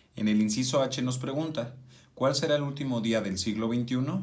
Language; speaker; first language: Spanish; native; Spanish